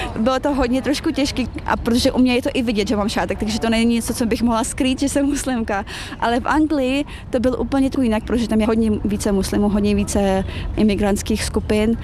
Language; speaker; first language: Czech; early bilingual, other home language; Chechen